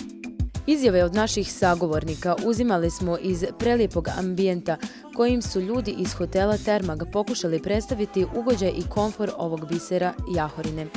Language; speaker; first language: Bosnian; native; Bosnian